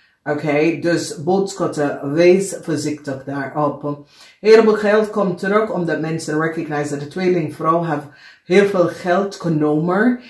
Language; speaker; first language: Dutch; non-native, fluent; English